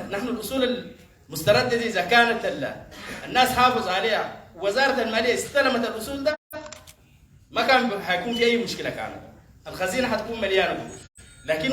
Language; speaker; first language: Arabic; native; Arabic